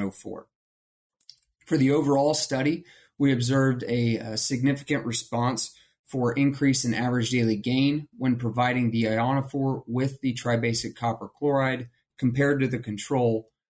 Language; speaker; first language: English; native; English